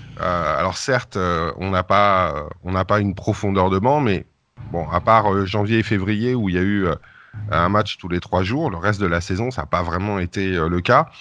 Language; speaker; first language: French; native; French